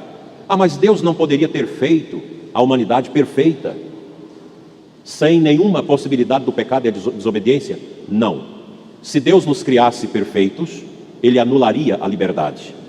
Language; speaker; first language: Portuguese; native; Portuguese